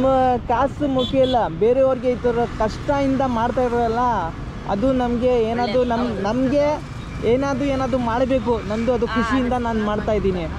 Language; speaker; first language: Kannada; non-native, local second language; Tamil